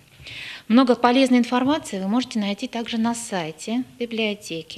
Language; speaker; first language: Russian; native; Russian